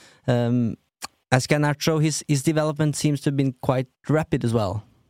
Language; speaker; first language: English; non-native, fluent; Norwegian